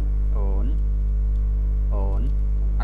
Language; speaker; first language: Russian; non-native, fluent; Vietnamese